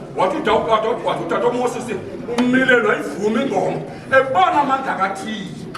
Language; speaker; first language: Zulu; non-native, local second language; Xhosa